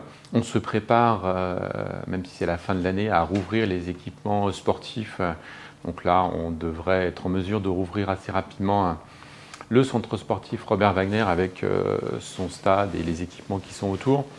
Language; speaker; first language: French; native; French